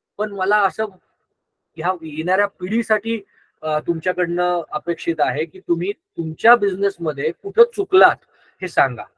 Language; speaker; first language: Marathi; non-native, local second language; Gujarati